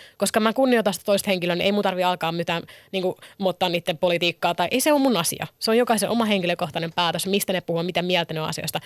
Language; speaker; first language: Finnish; early bilingual, other home language; Kurdish